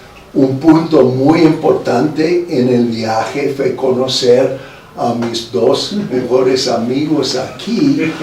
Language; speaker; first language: Spanish; non-native, fluent; English